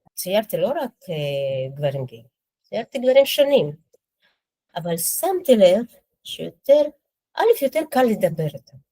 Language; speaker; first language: Hebrew; non-native, fluent; Russian